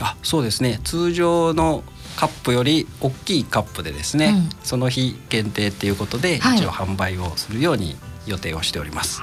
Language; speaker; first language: Japanese; native; Japanese